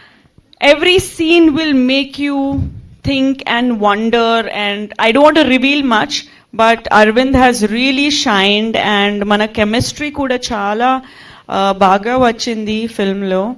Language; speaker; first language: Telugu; non-native, fluent; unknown